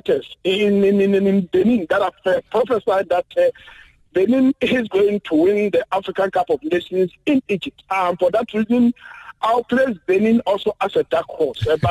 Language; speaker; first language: English; non-native, local second language; Akan